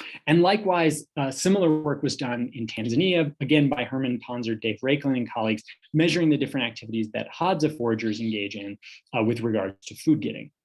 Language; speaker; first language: English; native; English